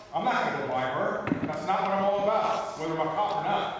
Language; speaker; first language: English; native; English